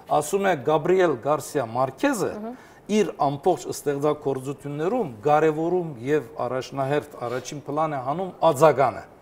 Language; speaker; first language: Armenian; early bilingual, heritage; Armenian